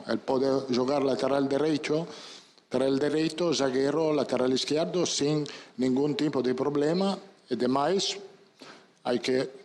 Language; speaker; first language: Spanish; non-native, fluent; Italian